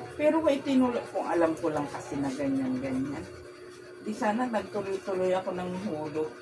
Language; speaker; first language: Filipino; native; Filipino